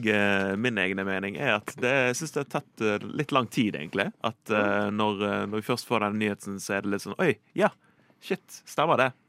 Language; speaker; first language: Norwegian; native; Norwegian